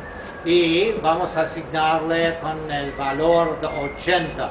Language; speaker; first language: Spanish; non-native, fluent; English